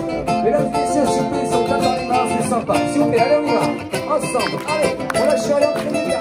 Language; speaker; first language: French; native; French